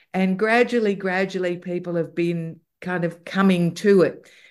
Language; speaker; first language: English; native; English